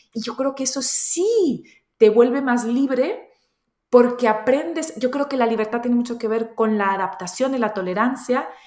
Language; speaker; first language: Spanish; native; Spanish